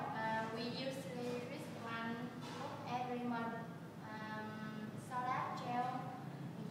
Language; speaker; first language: English; non-native, learner; Vietnamese